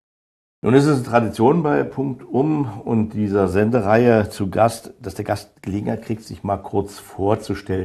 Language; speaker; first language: German; native; German